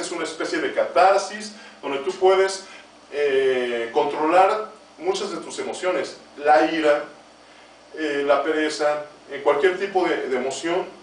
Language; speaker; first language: Spanish; native; Spanish